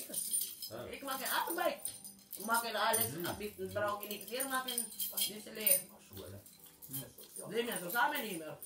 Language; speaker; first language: German; non-native, learner; Filipino